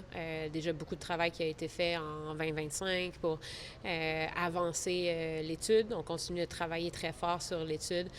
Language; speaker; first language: French; native; French